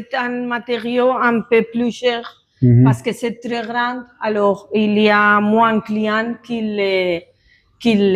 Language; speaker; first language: French; non-native, learner; Spanish